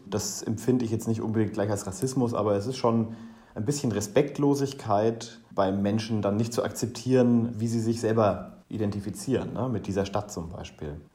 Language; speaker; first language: German; native; German